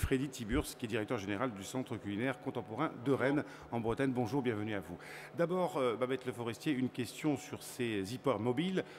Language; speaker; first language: French; native; French